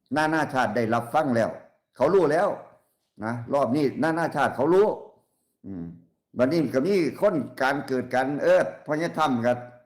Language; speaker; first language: Lao; native; Lao